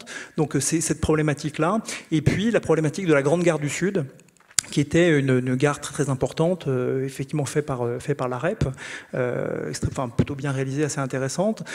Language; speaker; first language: French; native; French